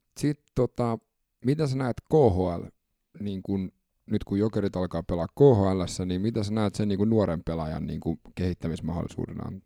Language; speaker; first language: Finnish; native; Finnish